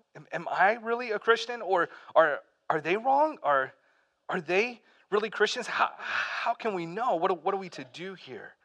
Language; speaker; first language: English; native; English